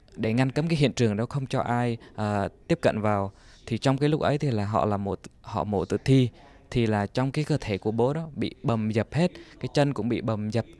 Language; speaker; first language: Vietnamese; non-native, local second language; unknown